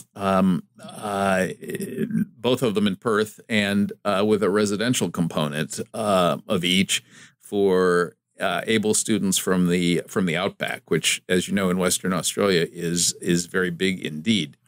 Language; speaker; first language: English; native; English